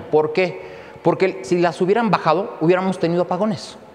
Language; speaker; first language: Spanish; native; Spanish